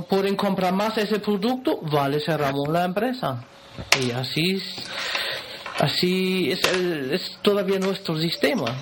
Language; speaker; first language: Spanish; non-native, fluent; German